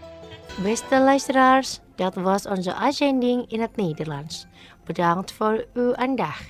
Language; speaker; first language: Dutch; non-native, fluent; Indonesian